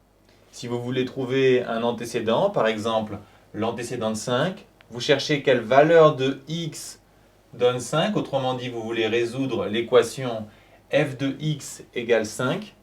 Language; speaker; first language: French; native; French